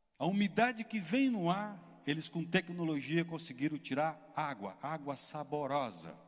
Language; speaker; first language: Portuguese; native; Portuguese